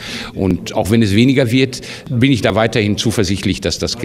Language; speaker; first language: German; native; German